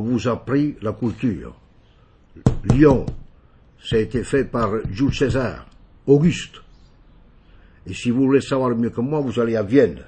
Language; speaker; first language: French; non-native, fluent; Italian